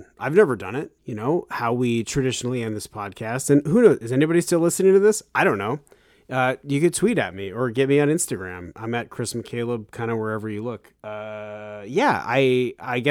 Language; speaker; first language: English; native; English